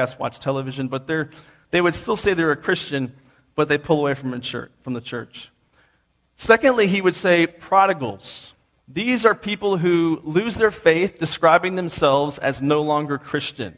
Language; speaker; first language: English; native; English